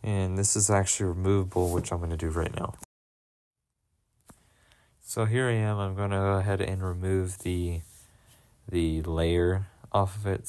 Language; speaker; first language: English; native; English